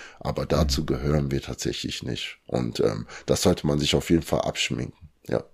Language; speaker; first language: German; early bilingual, other home language; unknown